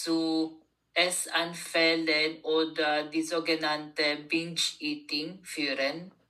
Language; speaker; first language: German; non-native, learner; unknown